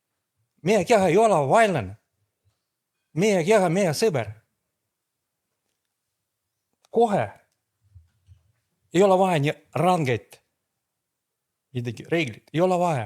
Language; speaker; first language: Estonian; non-native, fluent; Russian